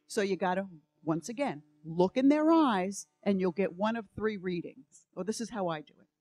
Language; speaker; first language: English; native; English